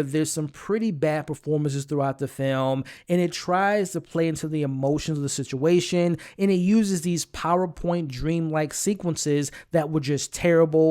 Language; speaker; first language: English; native; English